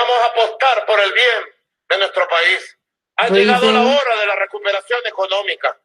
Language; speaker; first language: Spanish; native; Spanish